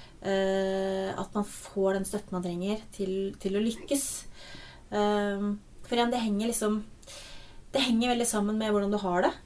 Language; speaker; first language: Norwegian; native; Norwegian